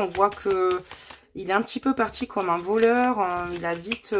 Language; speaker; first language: French; native; French